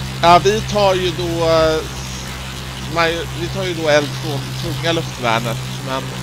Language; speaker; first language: Swedish; native; Swedish